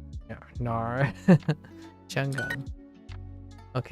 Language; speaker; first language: Chinese; non-native, learner; English